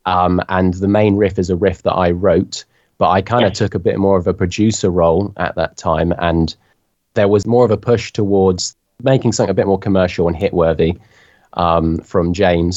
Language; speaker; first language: English; native; English